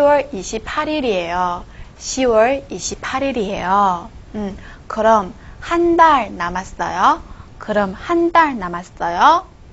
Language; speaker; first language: Korean; non-native, fluent; Chinese